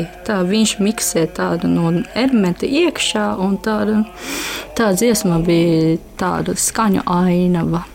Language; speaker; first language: Latvian; non-native, learner; Japanese